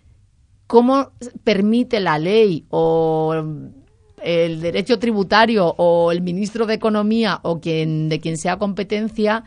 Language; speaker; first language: Spanish; native; Spanish